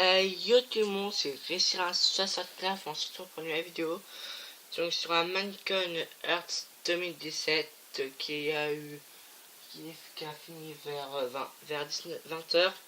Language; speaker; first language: French; native; French